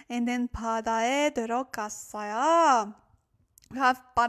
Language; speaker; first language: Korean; non-native, fluent; French